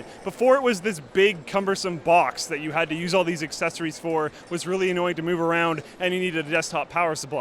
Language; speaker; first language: English; native; English